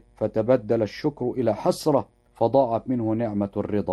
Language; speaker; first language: Arabic; native; Arabic